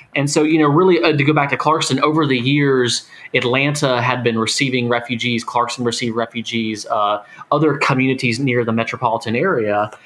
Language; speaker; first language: English; native; English